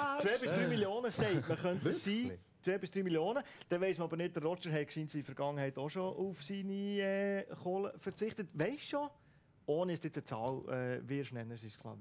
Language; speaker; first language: German; native; German